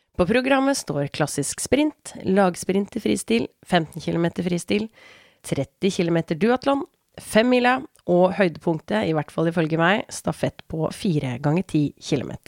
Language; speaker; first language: Norwegian; native; Norwegian